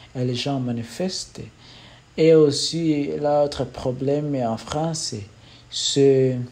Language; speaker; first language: French; non-native, learner; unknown